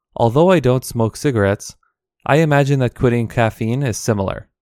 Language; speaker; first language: English; native; English